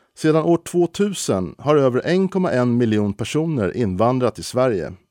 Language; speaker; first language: Swedish; native; Swedish